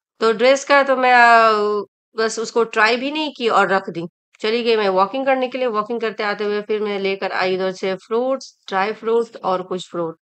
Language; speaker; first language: Hindi; native; Hindi